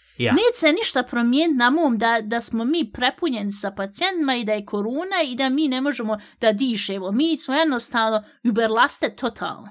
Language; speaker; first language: Bosnian; early bilingual, heritage; Bosnian